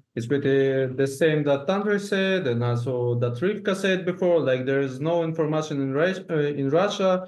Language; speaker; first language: English; non-native, learner; Russian